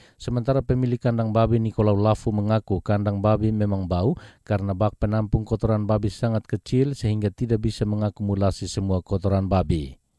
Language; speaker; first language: Indonesian; non-native, local second language; Tetum